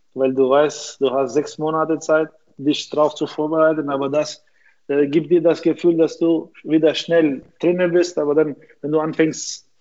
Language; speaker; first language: German; non-native, fluent; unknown